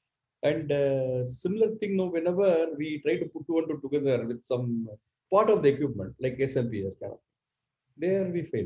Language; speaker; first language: English; non-native, local second language; Tamil